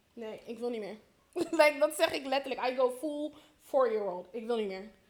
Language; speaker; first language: Dutch; early bilingual, heritage; Dutch